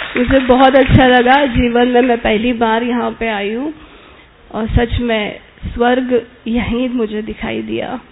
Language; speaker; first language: Hindi; native; Hindi